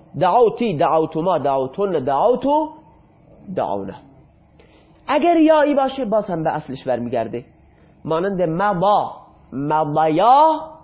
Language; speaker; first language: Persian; non-native, local second language; Baluchi